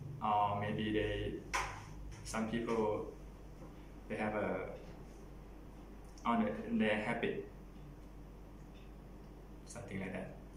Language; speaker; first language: English; non-native, learner; Thai